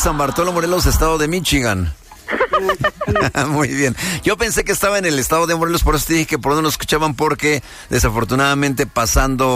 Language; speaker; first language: Spanish; native; Spanish